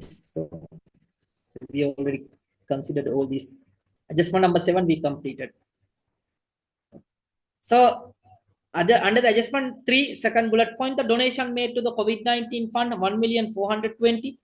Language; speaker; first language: English; non-native, local second language; Sinhala